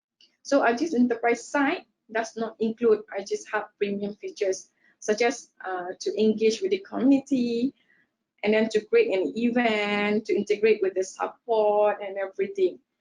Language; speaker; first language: English; non-native, local second language; Malay